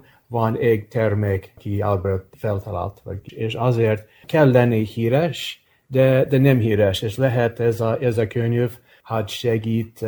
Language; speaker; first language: Hungarian; early bilingual, heritage; English